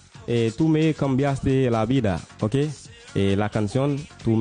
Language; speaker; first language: Spanish; non-native, learner; Haitian Creole